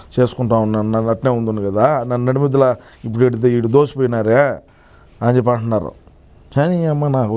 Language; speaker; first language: Telugu; native; Telugu